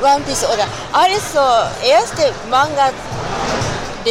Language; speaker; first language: German; non-native, learner; Japanese